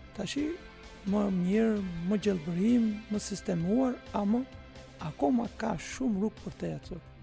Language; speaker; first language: Albanian; non-native, fluent; Turkish